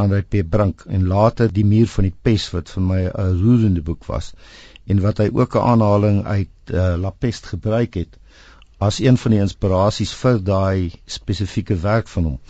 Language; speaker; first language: Afrikaans; non-native, local second language; English